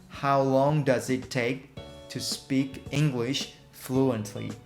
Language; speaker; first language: English; non-native, fluent; Korean